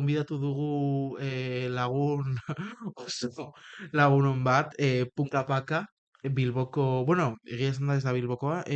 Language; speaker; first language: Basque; non-native, local second language; Spanish